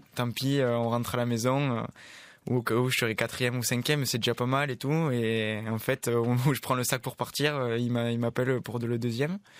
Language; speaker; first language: French; native; French